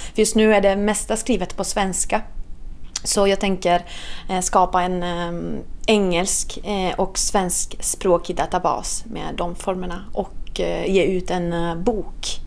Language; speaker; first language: Swedish; non-native, fluent; Italian